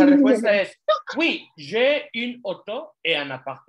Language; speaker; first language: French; non-native, fluent; Spanish